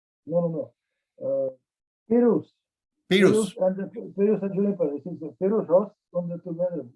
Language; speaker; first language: English; non-native, learner; Czech